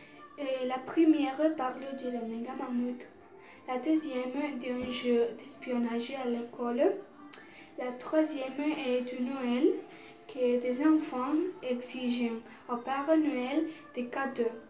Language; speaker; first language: French; non-native, learner; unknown